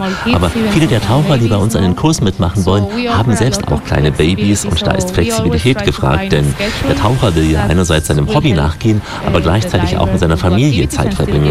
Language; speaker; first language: German; native; German